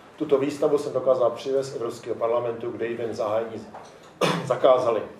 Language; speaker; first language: Czech; native; Czech